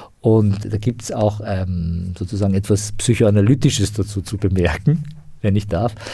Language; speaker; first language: German; non-native, fluent; Persian